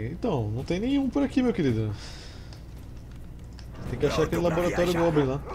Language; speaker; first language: Portuguese; native; Portuguese